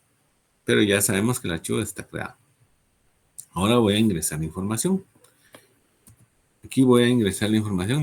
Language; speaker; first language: Spanish; native; Spanish